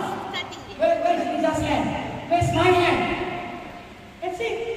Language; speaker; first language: English; non-native, local second language; Malay